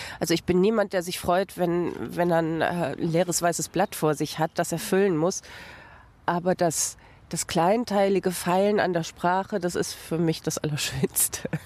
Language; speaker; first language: German; native; German